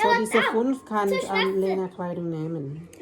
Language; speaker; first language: German; non-native, learner; Thai